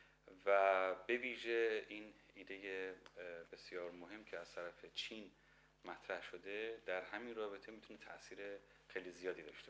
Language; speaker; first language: Persian; native; Persian